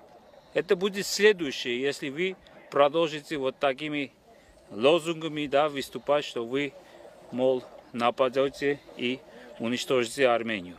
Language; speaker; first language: Russian; non-native, fluent; Armenian